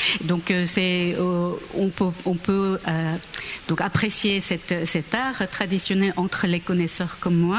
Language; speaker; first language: French; non-native, fluent; Korean